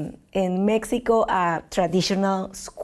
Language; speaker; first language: English; non-native, learner; Spanish